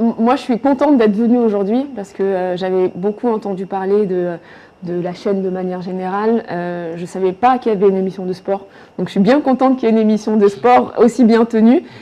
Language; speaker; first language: French; early bilingual, other home language; Bambara